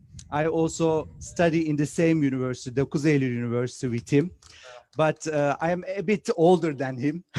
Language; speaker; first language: English; non-native, fluent; Turkish